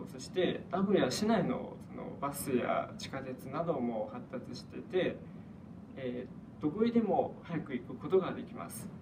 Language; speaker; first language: Japanese; non-native, fluent; Chinese